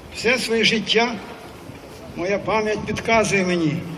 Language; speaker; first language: Ukrainian; native; Ukrainian